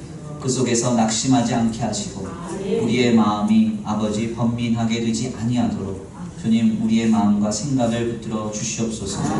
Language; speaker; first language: Korean; native; Korean